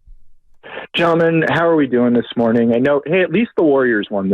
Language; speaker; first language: English; native; English